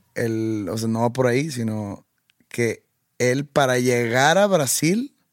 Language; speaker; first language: Spanish; native; Spanish